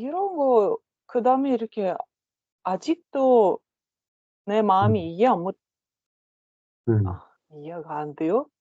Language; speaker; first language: Korean; non-native, learner; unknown